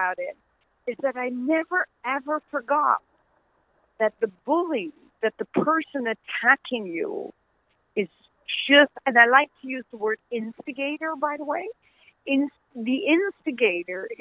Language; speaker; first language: English; non-native, fluent; Dutch